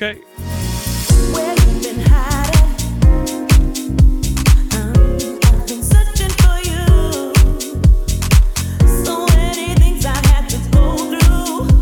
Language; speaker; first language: English; native; English